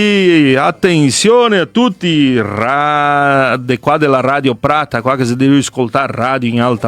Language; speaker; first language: Italian; early bilingual, heritage; Portuguese